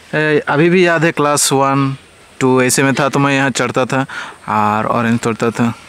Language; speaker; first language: Hindi; non-native, local second language; Sadri